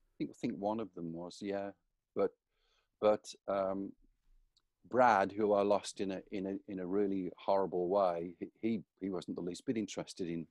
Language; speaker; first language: English; native; English